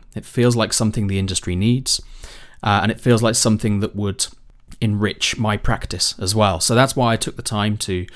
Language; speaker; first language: English; native; English